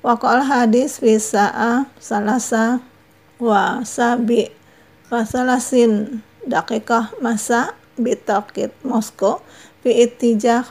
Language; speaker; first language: Arabic; non-native, fluent; Indonesian